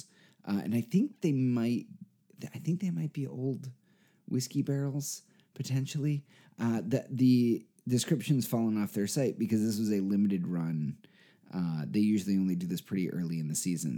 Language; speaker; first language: English; native; English